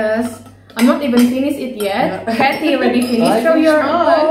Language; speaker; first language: English; non-native, learner; Indonesian